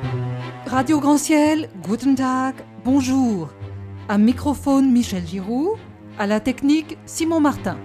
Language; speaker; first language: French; native; French